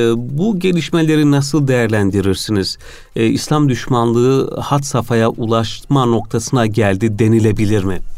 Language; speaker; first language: Turkish; native; Turkish